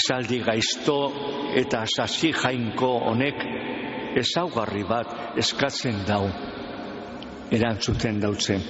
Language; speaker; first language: Basque; native; Basque